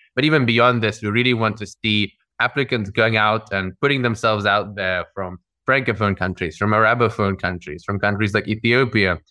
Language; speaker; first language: English; early bilingual, other home language; Russian